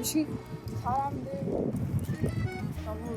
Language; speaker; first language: Korean; non-native, learner; Ukrainian